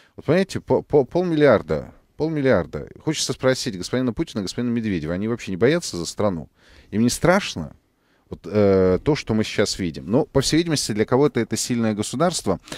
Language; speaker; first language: Russian; native; Russian